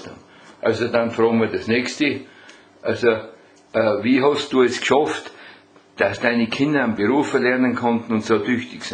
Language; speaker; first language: German; native; German